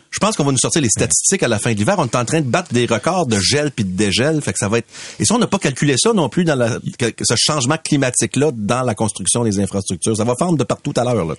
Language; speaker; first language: French; native; French